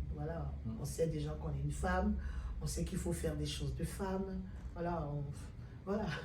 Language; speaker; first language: French; native; French